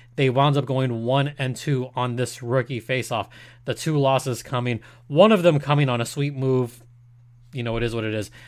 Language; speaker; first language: English; early bilingual, other home language; Spanish